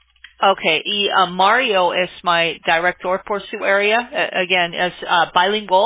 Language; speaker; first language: Spanish; non-native, learner; English